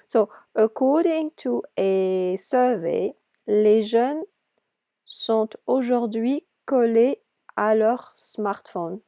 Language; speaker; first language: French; non-native, fluent; English